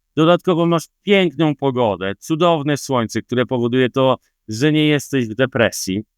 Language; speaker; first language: Polish; native; Polish